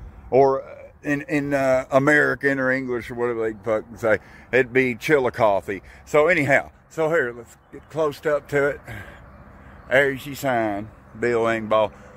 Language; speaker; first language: English; native; English